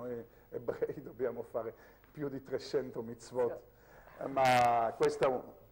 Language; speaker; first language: Italian; non-native, fluent; Hebrew